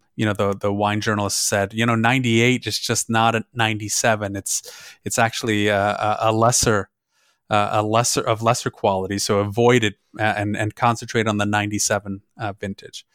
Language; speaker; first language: English; non-native, fluent; German